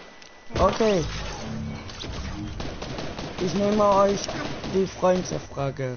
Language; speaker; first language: German; non-native, learner; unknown